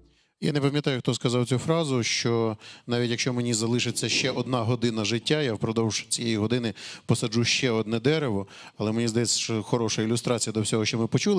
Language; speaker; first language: Ukrainian; native; Ukrainian